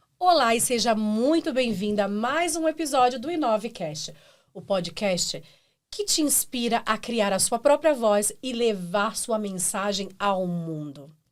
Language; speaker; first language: Portuguese; native; Portuguese